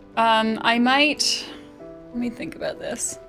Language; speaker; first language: English; native; English